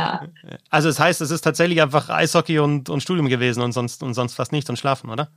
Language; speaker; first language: German; native; German